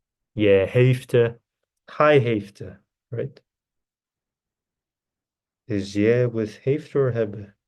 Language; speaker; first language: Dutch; non-native, learner; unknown